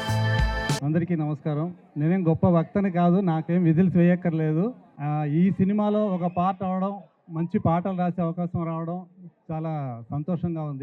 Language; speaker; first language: Telugu; native; Telugu